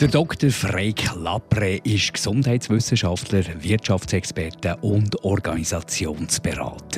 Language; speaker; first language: German; native; German